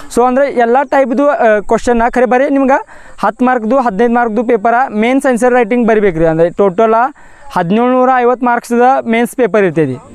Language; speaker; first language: Kannada; non-native, local second language; Marathi